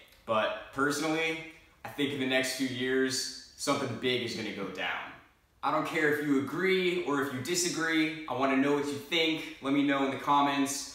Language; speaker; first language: English; native; English